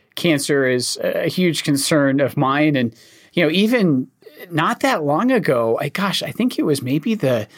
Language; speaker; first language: English; native; English